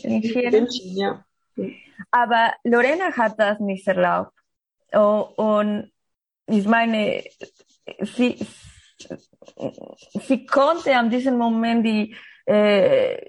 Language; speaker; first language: German; non-native, learner; Spanish